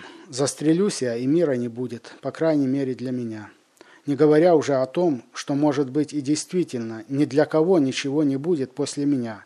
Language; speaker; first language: Russian; native; Russian